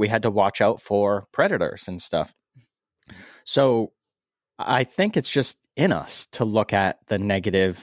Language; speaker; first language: English; native; English